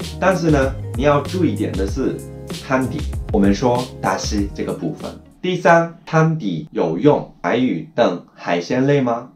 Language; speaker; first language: Chinese; non-native, fluent; Japanese